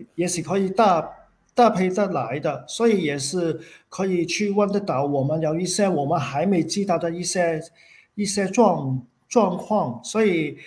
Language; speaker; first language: Chinese; non-native, fluent; Cantonese